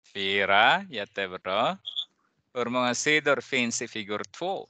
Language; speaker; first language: Swedish; non-native, fluent; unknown